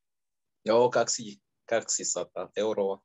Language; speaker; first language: Finnish; non-native, learner; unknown